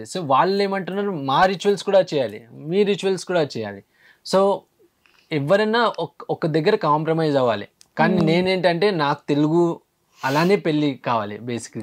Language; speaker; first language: Telugu; early bilingual, heritage; Telugu